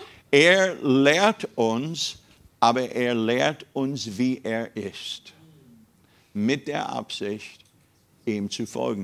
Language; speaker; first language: German; non-native, fluent; English